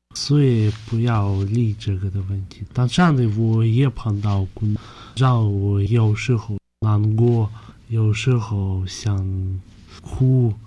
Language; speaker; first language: Chinese; non-native, learner; Russian